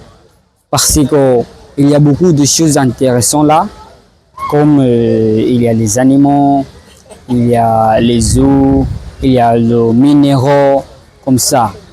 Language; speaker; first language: French; non-native, learner; Swahili